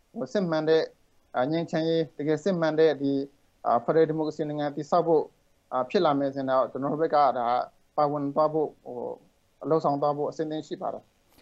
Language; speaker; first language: Burmese; non-native, local second language; Shwe Palaung